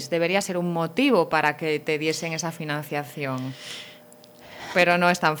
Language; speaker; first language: Spanish; native; Spanish